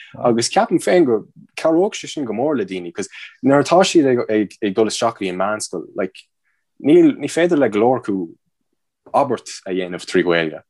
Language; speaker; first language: Irish; native; Irish